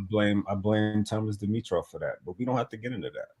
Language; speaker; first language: English; native; English